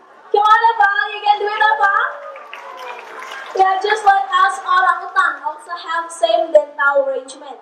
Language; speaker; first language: English; non-native, fluent; Indonesian